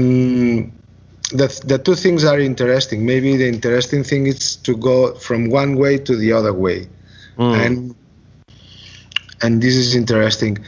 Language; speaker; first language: English; non-native, learner; Catalan